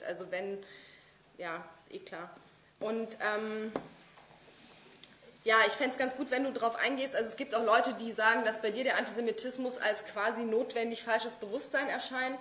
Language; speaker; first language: German; native; German